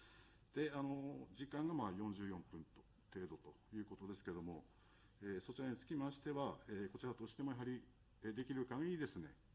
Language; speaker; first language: Japanese; native; Japanese